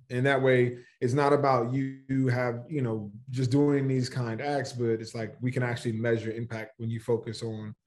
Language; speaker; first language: English; native; English